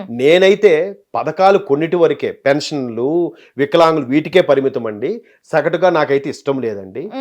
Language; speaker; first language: Telugu; native; Telugu